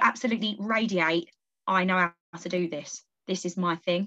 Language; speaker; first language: English; native; English